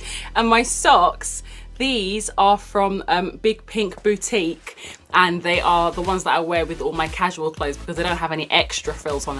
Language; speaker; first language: English; native; English